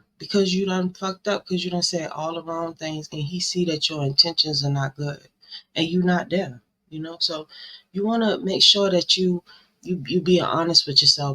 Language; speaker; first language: English; native; English